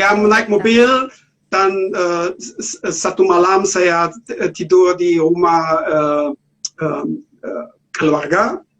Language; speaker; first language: Indonesian; non-native, learner; German